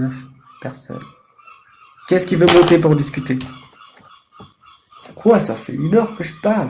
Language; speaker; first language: French; native; French